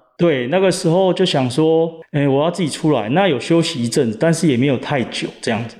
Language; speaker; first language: Chinese; native; Chinese